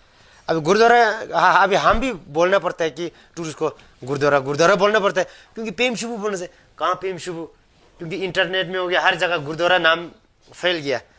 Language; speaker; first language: Hindi; non-native, local second language; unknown